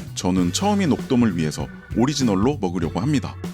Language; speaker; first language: Korean; native; Korean